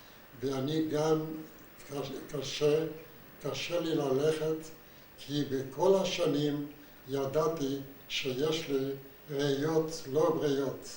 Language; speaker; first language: Hebrew; non-native, fluent; Yiddish